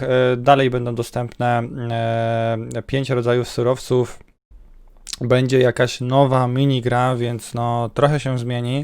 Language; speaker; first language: Polish; native; Polish